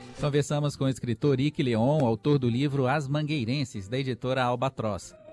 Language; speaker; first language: Portuguese; native; Portuguese